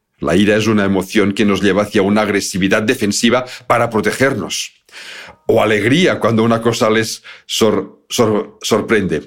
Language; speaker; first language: Spanish; native; Spanish